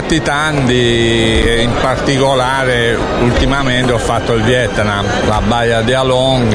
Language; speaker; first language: Italian; native; Italian